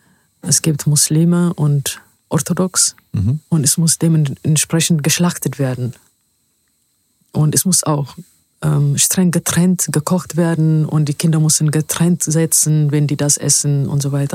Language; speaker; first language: German; non-native, fluent; Amharic